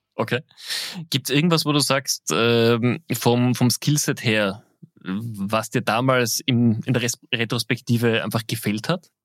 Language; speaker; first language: German; native; German